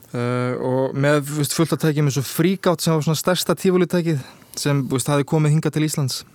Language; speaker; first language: Icelandic; early bilingual, heritage; Icelandic